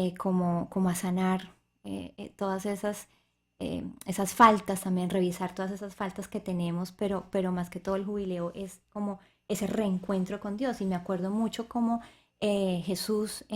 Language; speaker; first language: Spanish; native; Spanish